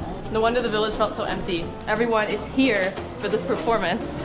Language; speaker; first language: English; native; English